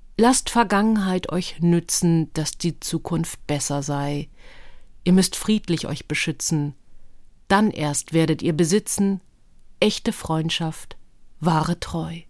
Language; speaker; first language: German; early bilingual, other home language; Hebrew